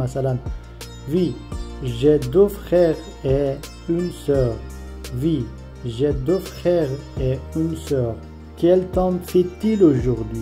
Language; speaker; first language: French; non-native, learner; Pashto